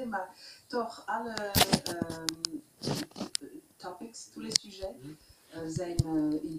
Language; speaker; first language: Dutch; non-native, local second language; French